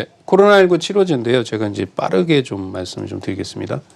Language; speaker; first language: Korean; native; Korean